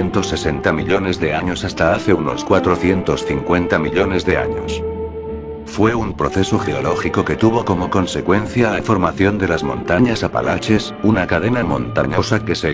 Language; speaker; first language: Spanish; native; Spanish